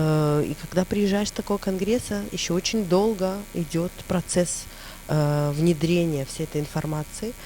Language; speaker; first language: Russian; native; Russian